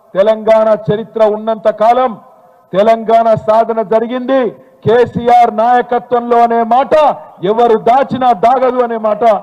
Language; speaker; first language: Telugu; native; Telugu